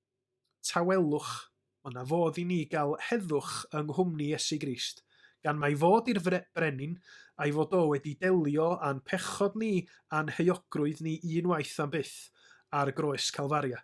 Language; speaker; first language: Welsh; native; Welsh